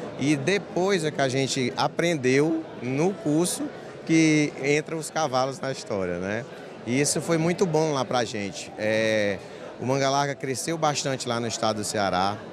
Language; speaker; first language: Portuguese; native; Portuguese